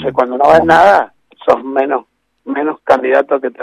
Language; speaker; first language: Spanish; native; Spanish